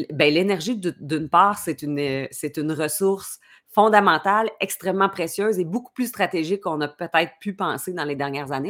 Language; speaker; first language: French; native; French